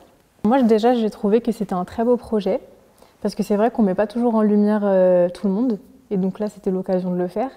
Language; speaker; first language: French; early bilingual, other home language; Arabic